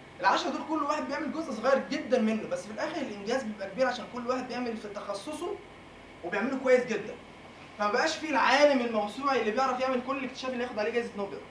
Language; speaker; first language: Arabic; native; Arabic